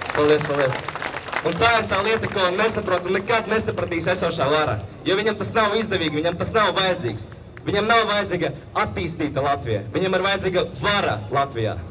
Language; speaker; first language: Latvian; non-native, local second language; Russian